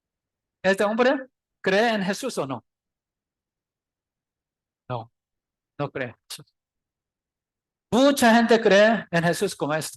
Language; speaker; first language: Spanish; non-native, learner; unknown